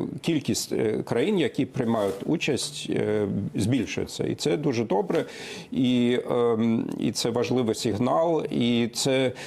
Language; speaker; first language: Ukrainian; non-native, fluent; German